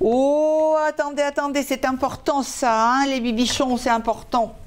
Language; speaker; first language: French; native; French